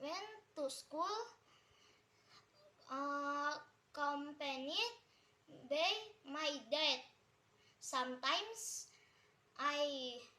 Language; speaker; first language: English; non-native, learner; Indonesian